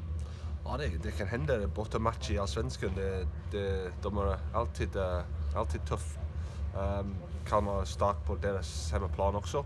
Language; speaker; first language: Swedish; non-native, learner; English